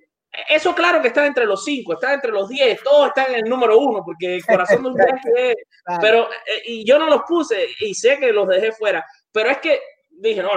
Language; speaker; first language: Spanish; native; Spanish